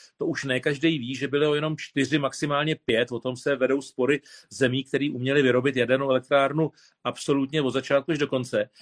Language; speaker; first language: Czech; native; Czech